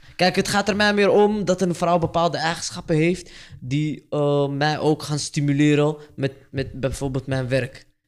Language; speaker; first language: Dutch; early bilingual, other home language; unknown